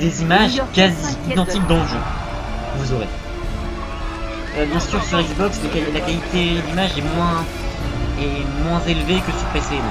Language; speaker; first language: French; native; French